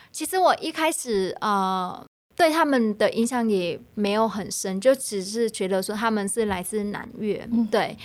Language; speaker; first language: Chinese; non-native, fluent; Vietnamese